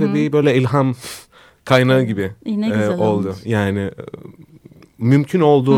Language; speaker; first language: Turkish; non-native, fluent; Greek